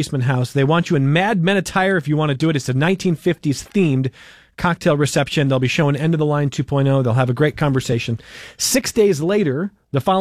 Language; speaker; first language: English; native; English